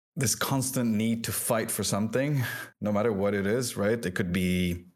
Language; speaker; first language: English; non-native, fluent; French